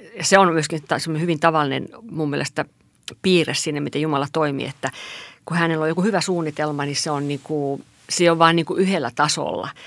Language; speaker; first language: Finnish; non-native, local second language; Swedish